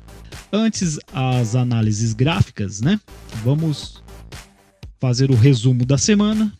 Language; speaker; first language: Portuguese; native; Portuguese